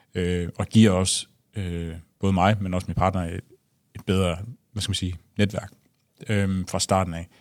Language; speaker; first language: Danish; native; Danish